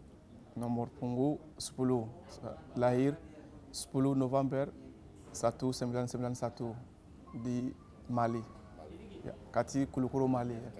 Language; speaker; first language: Indonesian; non-native, learner; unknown